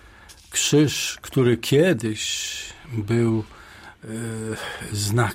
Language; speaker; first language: Polish; native; Polish